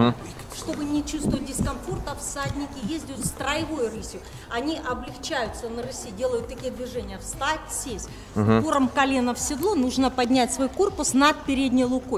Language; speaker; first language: Russian; native; Russian